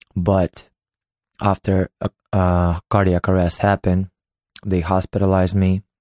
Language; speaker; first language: English; non-native, fluent; Ukrainian